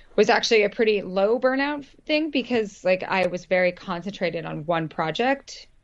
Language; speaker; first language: English; native; English